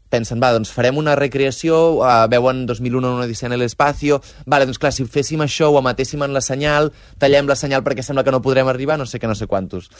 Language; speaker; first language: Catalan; native; Catalan